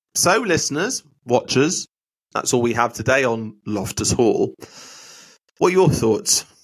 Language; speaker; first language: English; native; English